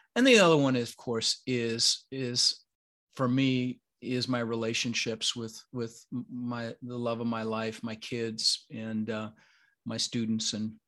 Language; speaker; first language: English; early bilingual, other home language; Dutch